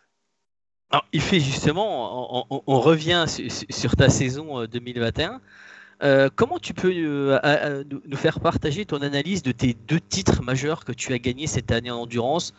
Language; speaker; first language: French; native; French